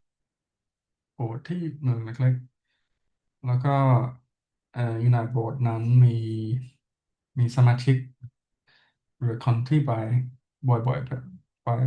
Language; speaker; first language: Thai; non-native, learner; English